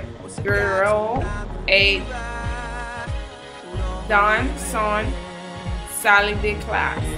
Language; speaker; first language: French; non-native, learner; English